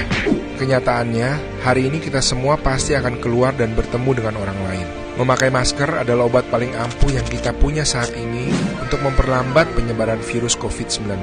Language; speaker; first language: Indonesian; native; Indonesian